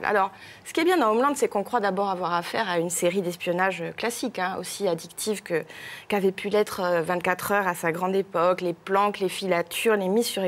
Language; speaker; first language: French; native; French